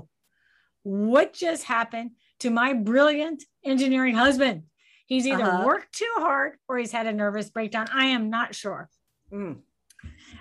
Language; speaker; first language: English; native; English